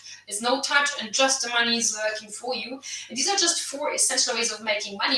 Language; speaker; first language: English; non-native, fluent; German